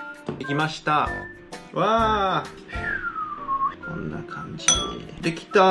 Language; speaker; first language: Japanese; non-native, fluent; English